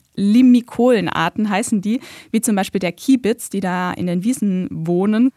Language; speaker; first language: German; native; German